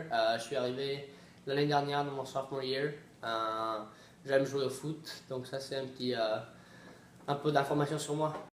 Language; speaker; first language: French; early bilingual, heritage; Swedish